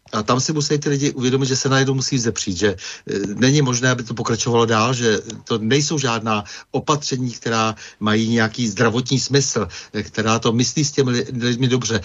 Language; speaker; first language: Czech; native; Czech